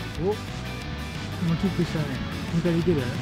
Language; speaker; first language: Japanese; native; Japanese